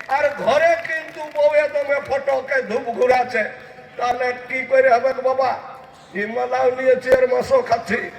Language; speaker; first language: Bangla; native; Bangla